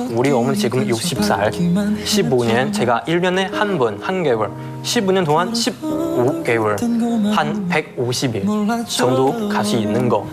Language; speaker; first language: Korean; non-native, learner; Chinese